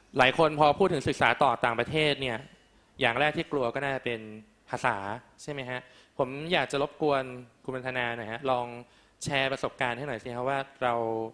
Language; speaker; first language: Thai; native; Thai